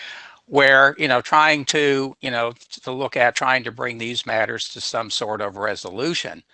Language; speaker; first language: English; native; English